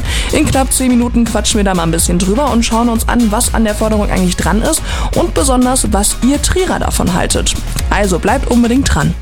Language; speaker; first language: German; native; German